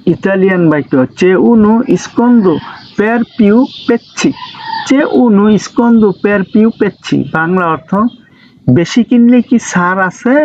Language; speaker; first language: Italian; non-native, learner; Bangla